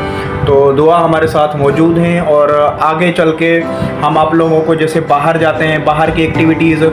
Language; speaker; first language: Hindi; non-native, local second language; Sindhi